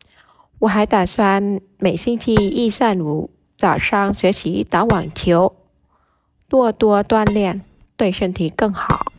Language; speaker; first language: Chinese; non-native, learner; Vietnamese